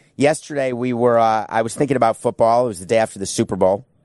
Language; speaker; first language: English; native; English